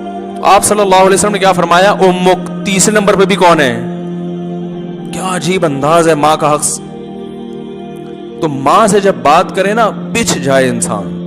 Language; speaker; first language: Urdu; native; Urdu